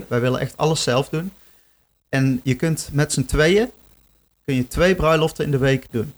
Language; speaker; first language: Dutch; native; Dutch